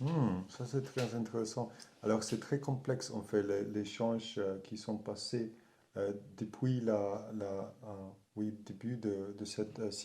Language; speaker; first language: French; non-native, learner; German